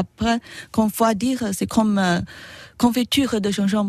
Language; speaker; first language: French; non-native, learner; Chinese